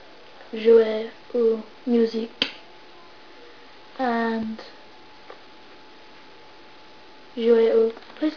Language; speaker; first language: French; non-native, learner; English